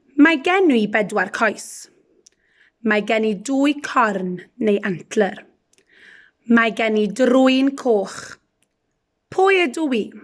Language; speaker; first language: Welsh; non-native, local second language; English